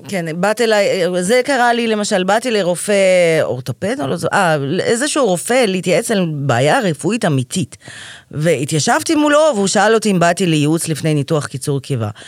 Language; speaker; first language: Hebrew; early bilingual, other home language; Russian